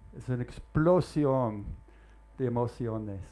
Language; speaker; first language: Spanish; non-native, learner; English